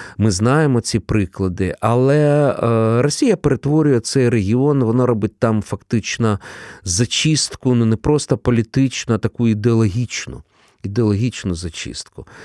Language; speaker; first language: Ukrainian; non-native, local second language; Russian